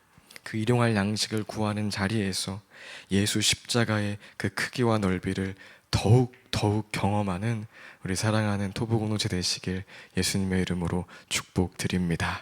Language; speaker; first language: Korean; native; Korean